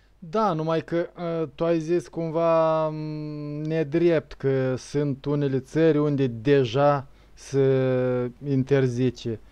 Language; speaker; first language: Romanian; native; Romanian